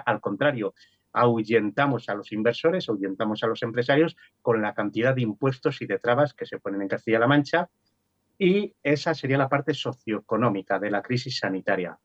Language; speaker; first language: Spanish; native; Spanish